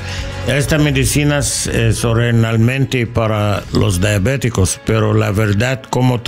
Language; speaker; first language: Spanish; non-native, learner; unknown